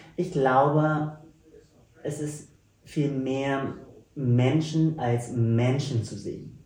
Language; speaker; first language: German; non-native, fluent; Vietnamese